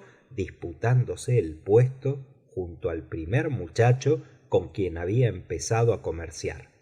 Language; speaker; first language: Spanish; native; Spanish